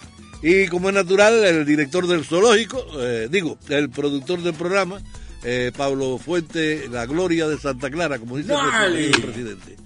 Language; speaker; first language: Spanish; native; Spanish